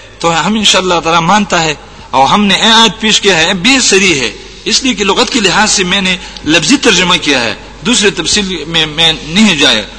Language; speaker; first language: Urdu; non-native, local second language; Pashto